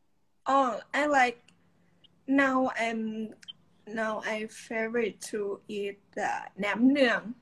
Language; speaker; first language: English; non-native, learner; Thai